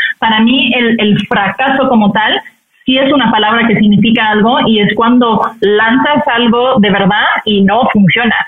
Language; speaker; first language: Spanish; non-native, fluent; French